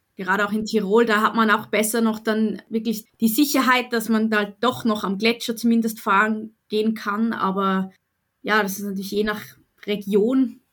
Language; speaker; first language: German; native; German